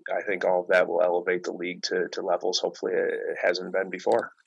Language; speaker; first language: English; native; English